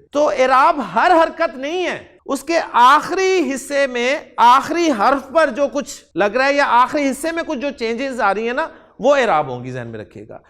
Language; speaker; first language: Urdu; non-native, local second language; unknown